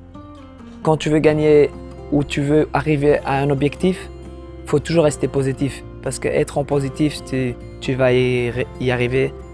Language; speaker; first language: French; non-native, local second language; Dutch